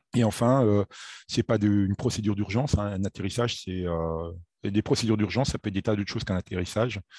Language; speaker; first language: French; native; French